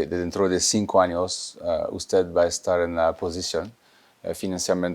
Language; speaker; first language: Spanish; non-native, fluent; French